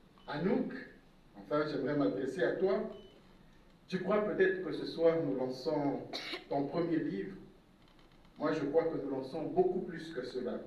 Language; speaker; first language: French; non-native, local second language; Lingala